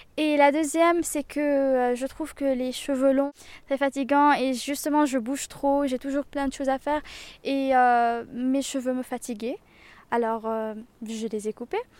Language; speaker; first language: French; non-native, local second language; Arabic